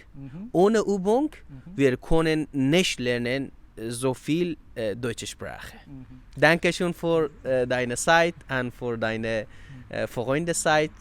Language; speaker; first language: German; non-native, learner; Persian